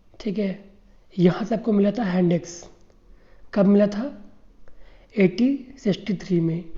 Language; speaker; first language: Hindi; native; Hindi